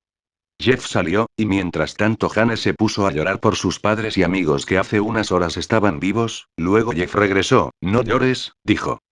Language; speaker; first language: Spanish; native; Spanish